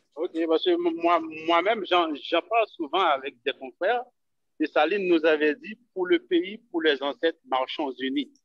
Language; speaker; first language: French; native; French